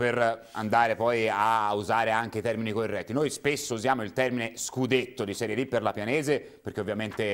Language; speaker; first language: Italian; native; Italian